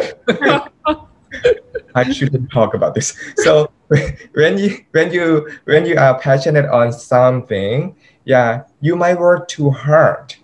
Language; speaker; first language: English; non-native, fluent; Thai